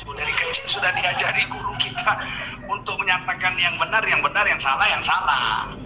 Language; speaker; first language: Indonesian; native; Indonesian